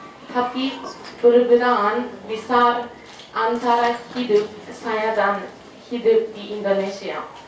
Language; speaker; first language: Indonesian; non-native, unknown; Japanese